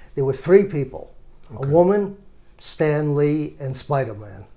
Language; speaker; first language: English; native; English